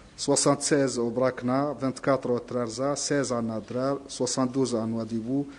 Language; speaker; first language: French; non-native, local second language; Arabic